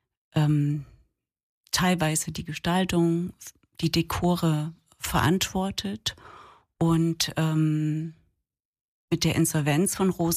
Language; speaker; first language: German; native; German